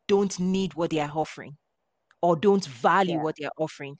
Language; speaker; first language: English; non-native, local second language; Yoruba